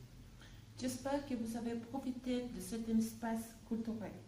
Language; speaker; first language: French; non-native, learner; Spanish